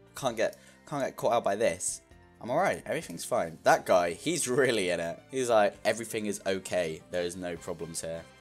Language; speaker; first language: English; native; English